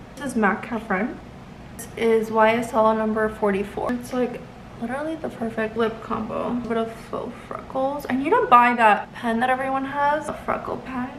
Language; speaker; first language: English; native; English